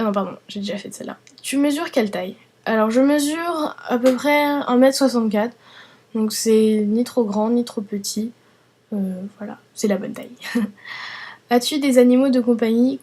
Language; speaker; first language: French; early bilingual, other home language; Vietnamese